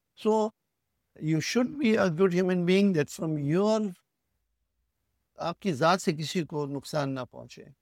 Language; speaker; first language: English; non-native, local second language; Urdu